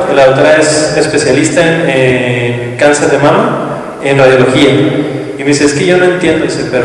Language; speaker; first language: Spanish; native; Spanish